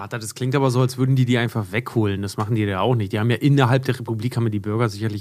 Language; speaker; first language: German; native; German